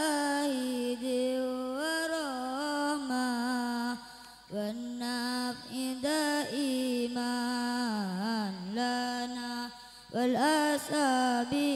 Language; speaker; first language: Arabic; non-native, learner; Indonesian